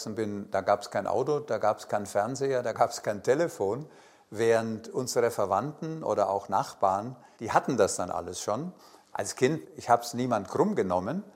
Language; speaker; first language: German; native; German